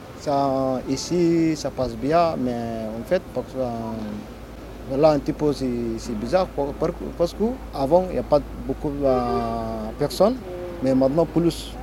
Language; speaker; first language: French; non-native, learner; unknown